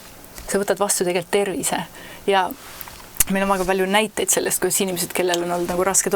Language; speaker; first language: Estonian; native; Estonian